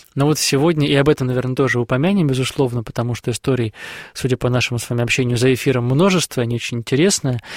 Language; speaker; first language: Russian; native; Russian